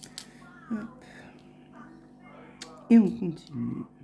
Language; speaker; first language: French; native; French